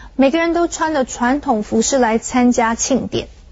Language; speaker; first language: Chinese; native; Chinese